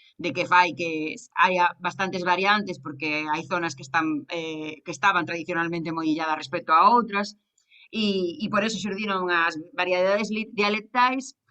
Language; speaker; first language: Galician; non-native, local second language; Spanish